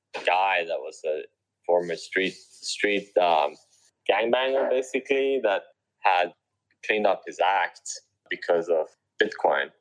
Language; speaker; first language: English; native; English